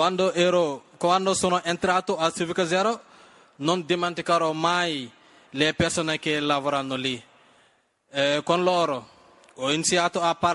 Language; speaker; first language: Italian; non-native, learner; Wolof